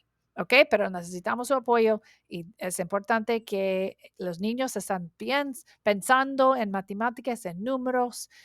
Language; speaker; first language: Spanish; non-native, learner; English